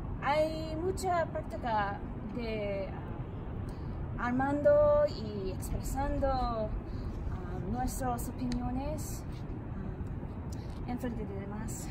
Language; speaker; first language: Spanish; non-native, learner; English